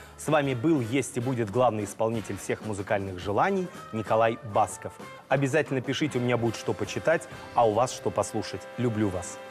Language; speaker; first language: Russian; native; Russian